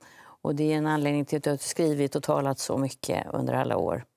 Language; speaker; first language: Swedish; native; Swedish